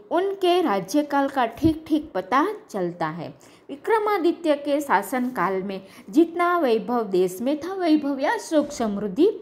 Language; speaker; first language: Hindi; non-native, local second language; Gujarati